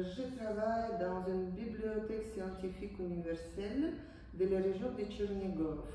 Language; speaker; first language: French; non-native, fluent; Ukrainian